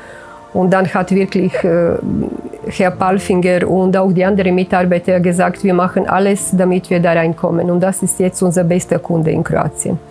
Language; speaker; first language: German; non-native, fluent; Croatian